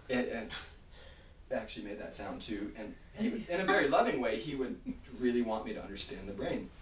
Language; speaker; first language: English; native; English